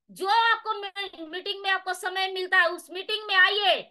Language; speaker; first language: Hindi; native; Hindi